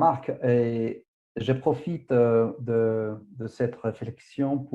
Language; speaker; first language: French; non-native, fluent; Spanish